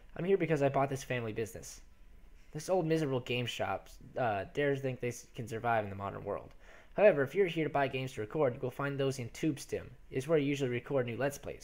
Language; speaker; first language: English; native; English